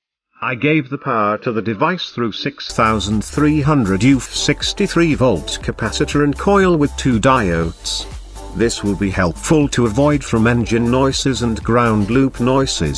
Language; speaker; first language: English; non-native, fluent; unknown